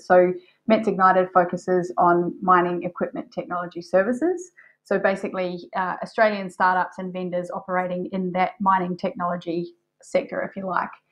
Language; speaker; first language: English; native; English